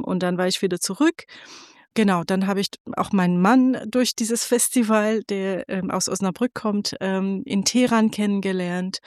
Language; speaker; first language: German; non-native, fluent; Persian